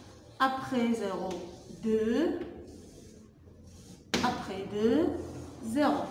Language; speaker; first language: French; non-native, local second language; Arabic